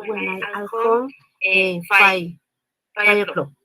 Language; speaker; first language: English; non-native, learner; Spanish